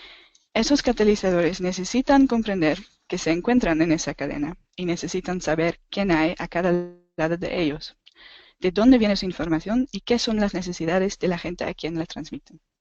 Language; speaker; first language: Spanish; non-native, fluent; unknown